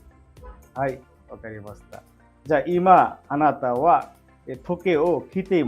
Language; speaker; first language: Japanese; non-native, fluent; Bangla